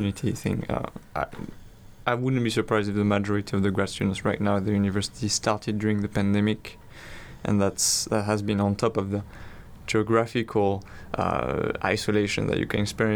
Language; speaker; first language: English; non-native, fluent; French